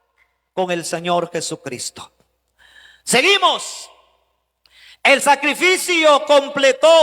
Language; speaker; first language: Spanish; native; Spanish